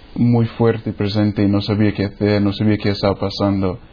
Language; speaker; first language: Spanish; non-native, fluent; English